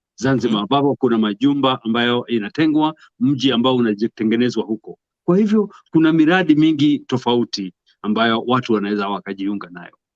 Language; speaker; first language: Swahili; non-native, local second language; Kikuyu